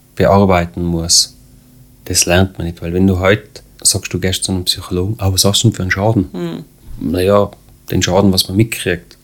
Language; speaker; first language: German; early bilingual, other home language; Croatian